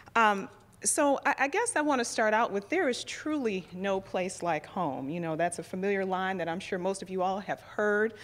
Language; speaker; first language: English; native; English